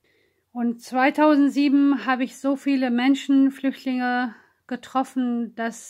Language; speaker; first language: German; non-native, fluent; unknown